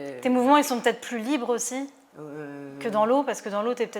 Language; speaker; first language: French; native; French